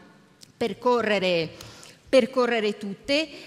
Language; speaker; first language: Italian; native; Italian